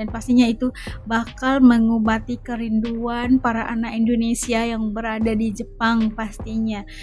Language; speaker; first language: Indonesian; native; Indonesian